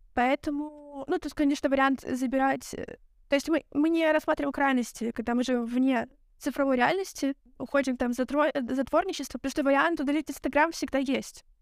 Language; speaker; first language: Russian; native; Russian